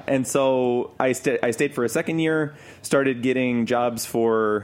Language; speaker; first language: English; native; English